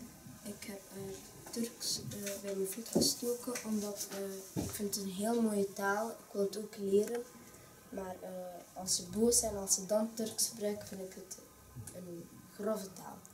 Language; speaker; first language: Dutch; early bilingual, other home language; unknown